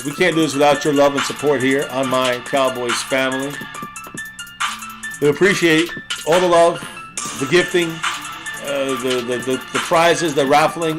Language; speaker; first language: English; native; English